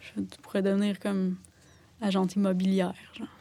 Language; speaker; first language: French; native; French